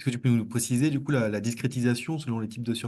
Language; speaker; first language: French; native; French